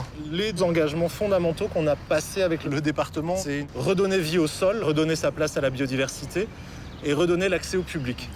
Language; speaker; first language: French; native; French